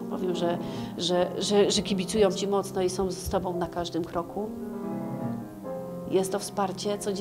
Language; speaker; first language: Polish; native; Polish